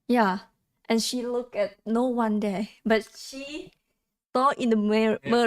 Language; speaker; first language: English; non-native, learner; Thai